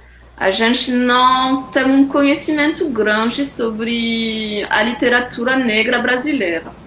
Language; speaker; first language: Portuguese; non-native, fluent; French